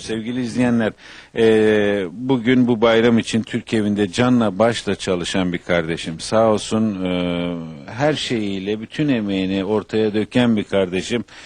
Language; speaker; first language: Turkish; native; Turkish